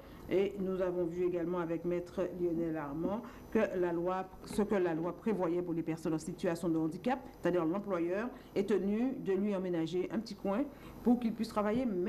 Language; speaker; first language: French; native; French